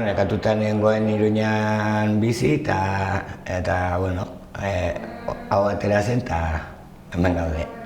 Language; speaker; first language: Basque; non-native, local second language; Spanish